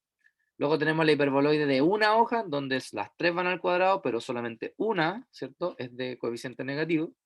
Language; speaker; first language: Spanish; native; Spanish